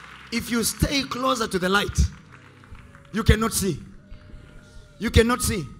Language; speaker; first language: English; non-native, local second language; Swahili